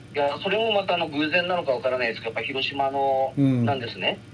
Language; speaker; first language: Japanese; native; Japanese